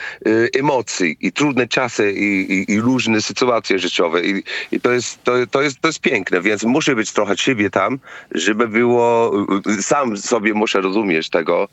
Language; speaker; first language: Polish; non-native, fluent; English